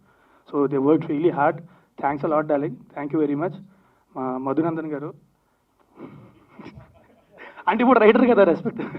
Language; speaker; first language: Telugu; native; Telugu